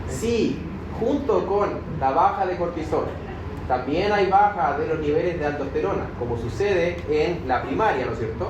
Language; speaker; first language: Spanish; native; Spanish